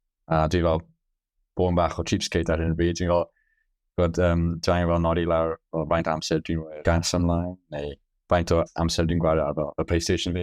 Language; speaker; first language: Welsh; non-native, local second language; English